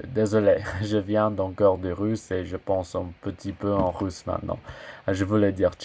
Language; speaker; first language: French; non-native, learner; English